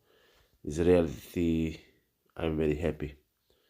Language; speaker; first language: English; non-native, learner; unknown